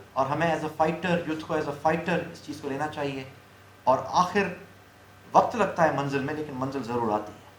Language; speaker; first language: Urdu; non-native, local second language; Sindhi